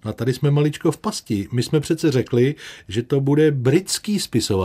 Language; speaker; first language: Czech; native; Czech